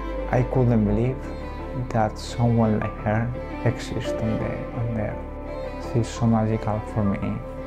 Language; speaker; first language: English; non-native, fluent; Spanish